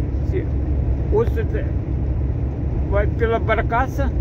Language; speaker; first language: Portuguese; non-native, learner; Russian